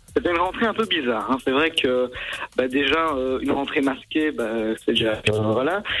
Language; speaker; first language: French; native; French